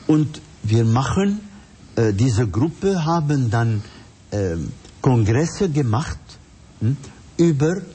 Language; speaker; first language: German; non-native, fluent; Arabic